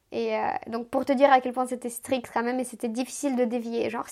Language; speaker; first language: French; non-native, fluent; Romanian